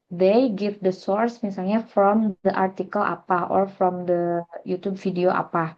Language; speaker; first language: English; non-native, learner; Indonesian